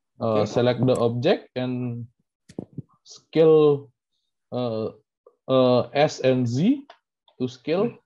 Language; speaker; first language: English; non-native, learner; Indonesian